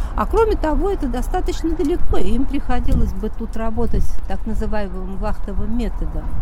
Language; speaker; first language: Russian; native; Russian